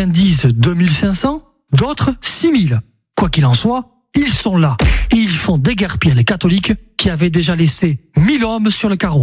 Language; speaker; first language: French; native; French